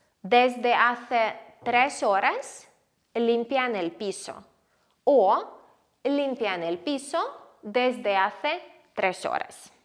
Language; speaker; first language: Spanish; non-native, fluent; Ukrainian